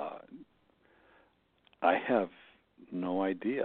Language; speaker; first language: English; native; English